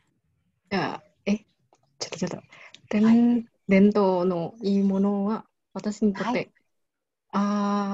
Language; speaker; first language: Japanese; non-native, learner; Indonesian